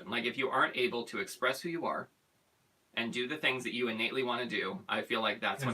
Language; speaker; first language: English; native; English